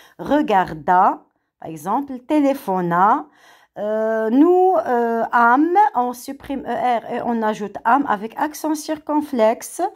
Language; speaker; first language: French; non-native, local second language; Arabic